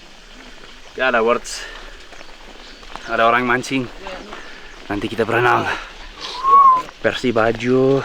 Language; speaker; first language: Indonesian; non-native, learner; English